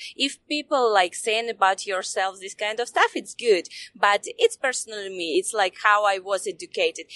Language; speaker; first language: English; non-native, fluent; Russian